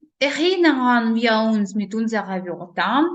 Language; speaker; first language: German; non-native, learner; Ukrainian